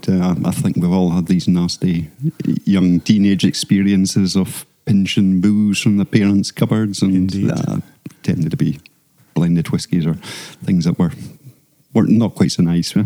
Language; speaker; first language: English; native; English